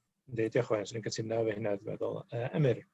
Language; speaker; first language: Welsh; native; Welsh